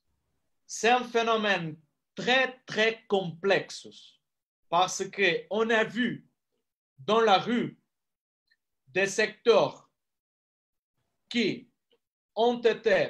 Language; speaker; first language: French; non-native, fluent; Portuguese